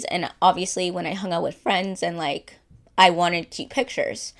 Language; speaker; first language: English; native; English